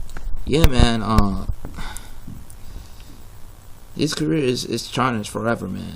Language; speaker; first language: English; native; English